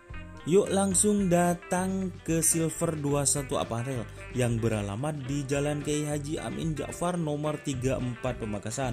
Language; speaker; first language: Indonesian; native; Indonesian